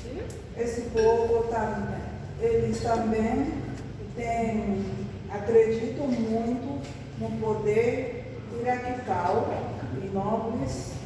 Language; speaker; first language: Portuguese; non-native, learner; Spanish